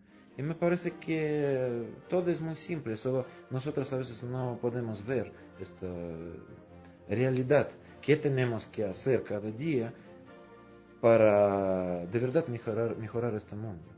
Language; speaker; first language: Spanish; non-native, fluent; Russian